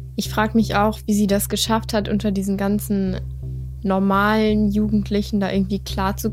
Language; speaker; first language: German; native; German